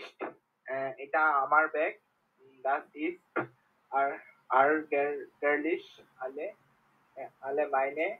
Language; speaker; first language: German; non-native, learner; Bangla